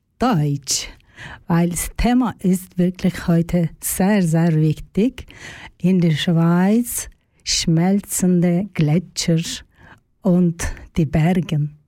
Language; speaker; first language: German; non-native, learner; Turkish